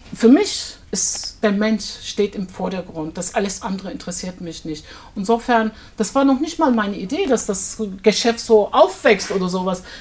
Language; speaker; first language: German; non-native, fluent; Turkish